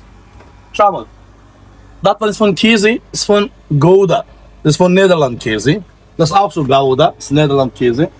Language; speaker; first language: German; non-native, learner; Turkish